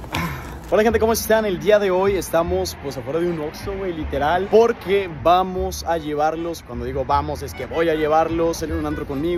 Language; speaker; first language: Spanish; native; Spanish